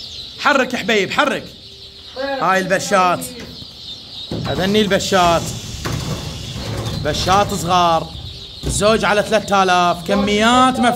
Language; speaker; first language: Arabic; native; Arabic